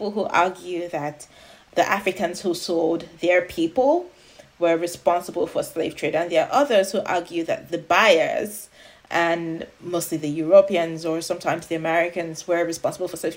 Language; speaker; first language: English; non-native, local second language; Yoruba